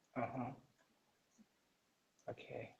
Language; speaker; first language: English; non-native, learner; Persian